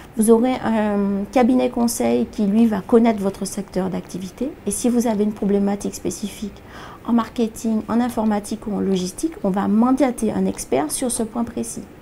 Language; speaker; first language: French; native; French